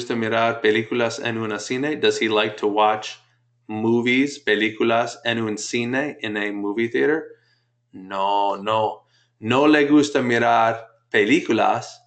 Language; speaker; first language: Spanish; non-native, fluent; English